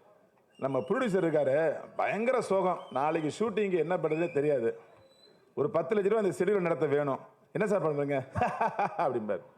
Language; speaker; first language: Tamil; native; Tamil